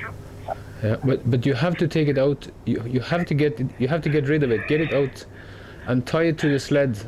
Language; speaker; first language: English; non-native, fluent; Norwegian